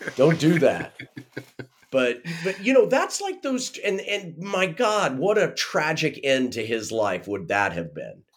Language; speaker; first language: English; native; English